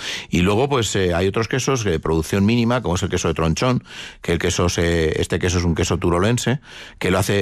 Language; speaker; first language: Spanish; native; Spanish